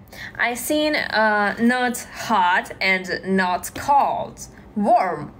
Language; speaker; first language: English; non-native, learner; Russian